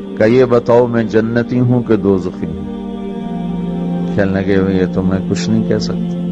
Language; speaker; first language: Urdu; non-native, local second language; Punjabi